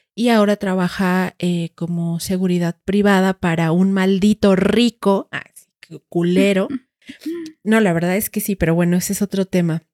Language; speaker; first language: Spanish; native; Spanish